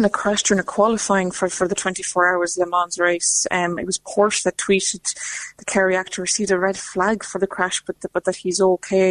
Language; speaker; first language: English; non-native, fluent; Lithuanian